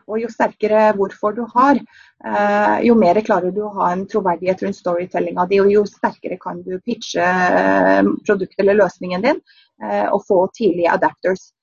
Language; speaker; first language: Norwegian; native; Norwegian